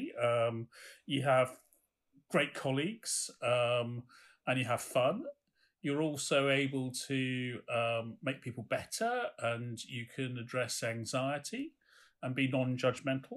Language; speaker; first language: English; native; English